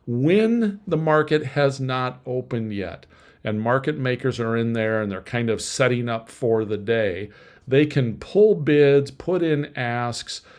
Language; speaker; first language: English; native; English